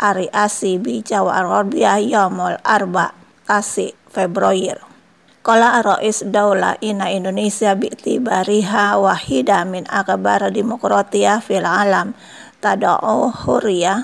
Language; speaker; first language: Arabic; non-native, fluent; Indonesian